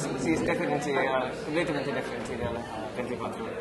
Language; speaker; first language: Spanish; non-native, learner; English